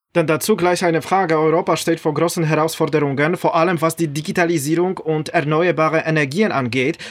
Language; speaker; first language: German; non-native, fluent; Polish